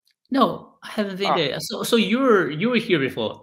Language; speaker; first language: English; non-native, learner; Chinese